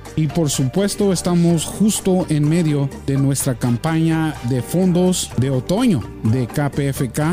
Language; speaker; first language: Spanish; early bilingual, heritage; Spanish